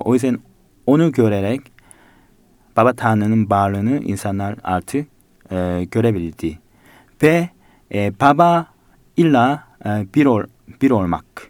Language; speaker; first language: Turkish; non-native, fluent; Korean